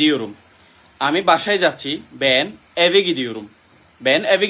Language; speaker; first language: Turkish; non-native, fluent; Bangla